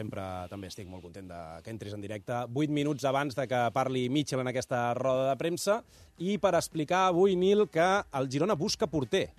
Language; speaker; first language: Catalan; native; Catalan